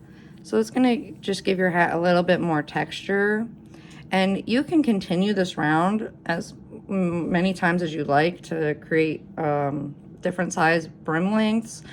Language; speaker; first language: English; native; English